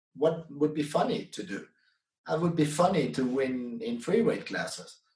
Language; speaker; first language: English; non-native, fluent; Dutch